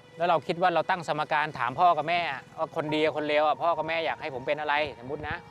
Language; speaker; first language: Thai; native; Thai